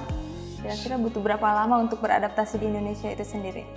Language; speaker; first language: Indonesian; native; Indonesian